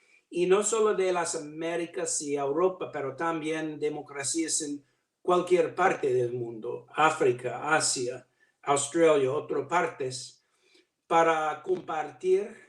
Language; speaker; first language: Spanish; non-native, learner; English